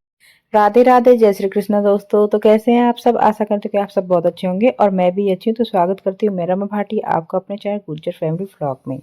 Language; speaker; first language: Hindi; native; Hindi